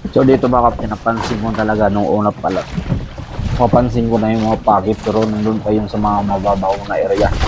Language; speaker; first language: Filipino; non-native, local second language; Cebuano